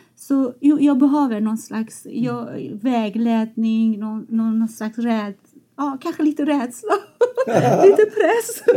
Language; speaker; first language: Swedish; non-native, fluent; Persian